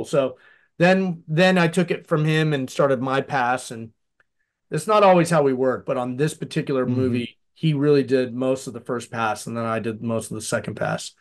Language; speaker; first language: English; native; English